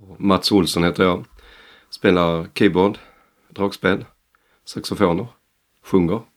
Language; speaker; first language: Swedish; native; Swedish